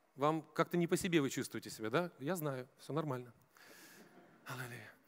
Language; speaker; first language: Russian; native; Russian